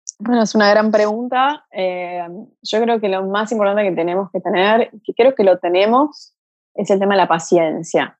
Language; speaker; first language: Spanish; early bilingual, other home language; Portuguese